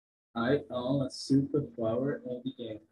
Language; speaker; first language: English; non-native, learner; Portuguese